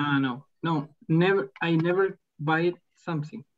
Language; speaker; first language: English; non-native, learner; Spanish